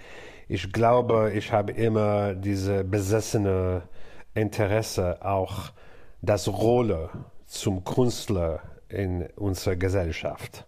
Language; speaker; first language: German; non-native, learner; English